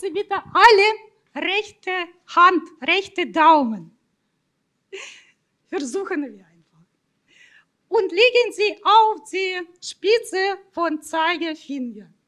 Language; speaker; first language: German; non-native, fluent; Russian